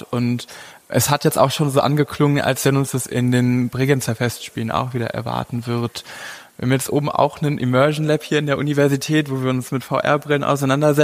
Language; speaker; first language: German; native; German